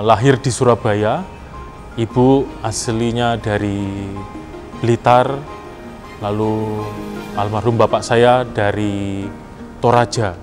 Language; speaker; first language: Indonesian; native; Indonesian